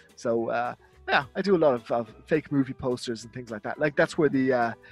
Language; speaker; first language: English; native; English